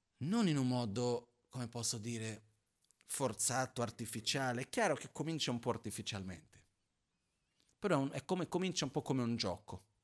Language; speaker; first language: Italian; non-native, fluent; Portuguese